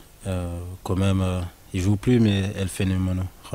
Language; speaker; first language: French; non-native, local second language; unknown